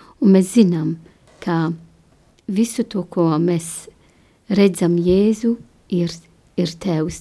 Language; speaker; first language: Latvian; non-native, learner; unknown